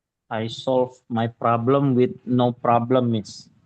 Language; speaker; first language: English; non-native, learner; Indonesian